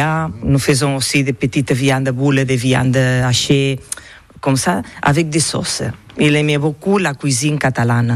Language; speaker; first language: French; non-native, learner; Catalan